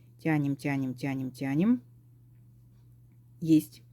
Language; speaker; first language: Russian; native; Russian